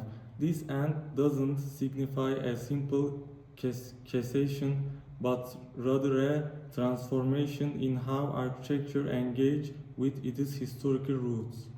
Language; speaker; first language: English; non-native, learner; Turkish